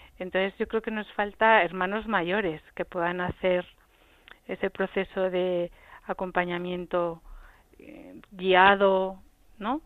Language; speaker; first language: Spanish; native; Spanish